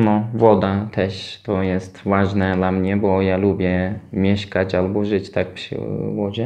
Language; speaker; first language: Polish; non-native, fluent; Turkish